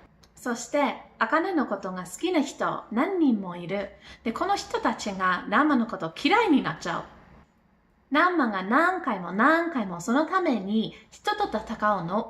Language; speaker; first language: Japanese; non-native, learner; English